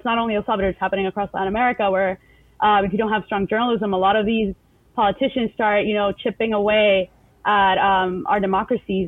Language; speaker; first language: English; non-native, fluent; Spanish